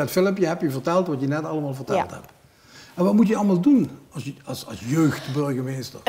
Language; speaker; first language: Dutch; native; Dutch